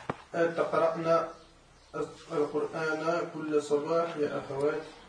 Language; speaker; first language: Arabic; non-native, learner; French